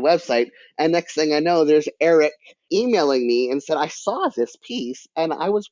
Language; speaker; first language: English; native; English